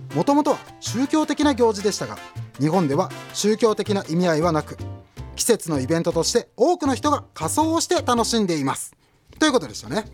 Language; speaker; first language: Japanese; native; Japanese